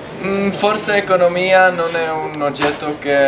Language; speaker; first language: Italian; non-native, fluent; Czech